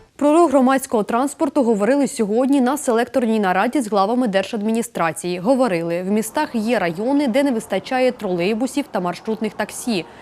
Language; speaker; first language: Ukrainian; native; Ukrainian